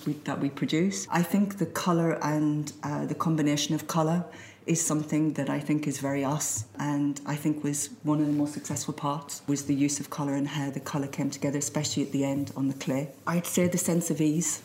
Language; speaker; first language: English; native; English